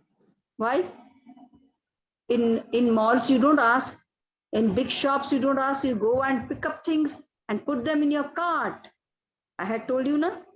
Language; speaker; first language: English; non-native, local second language; Odia